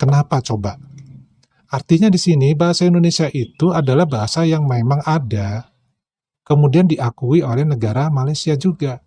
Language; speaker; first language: Indonesian; native; Indonesian